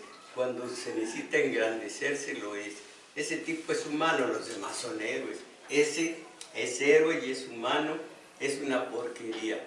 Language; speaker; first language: Spanish; native; Spanish